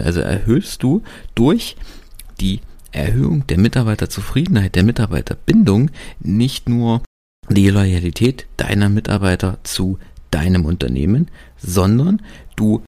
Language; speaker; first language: German; native; German